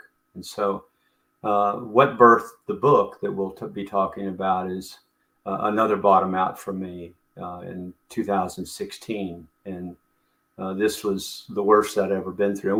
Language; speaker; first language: English; native; English